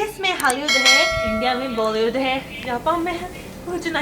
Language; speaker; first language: Hindi; non-native, fluent; Japanese